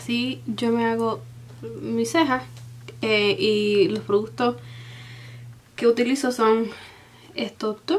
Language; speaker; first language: Spanish; early bilingual, heritage; Spanish